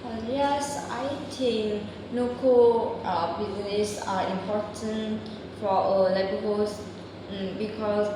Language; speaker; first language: English; non-native, learner; Vietnamese